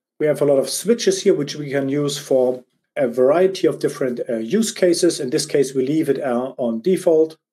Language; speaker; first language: English; non-native, fluent; German